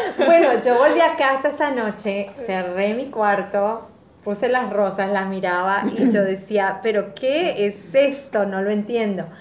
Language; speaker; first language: Spanish; native; Spanish